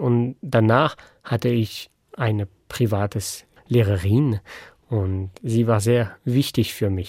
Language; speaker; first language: German; non-native, fluent; French